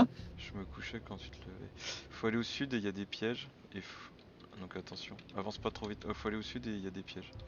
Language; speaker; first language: French; native; French